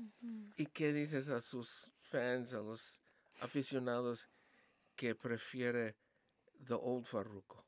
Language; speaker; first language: Spanish; early bilingual, heritage; Spanish